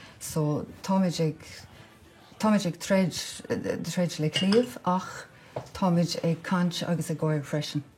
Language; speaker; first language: Irish; non-native, local second language; English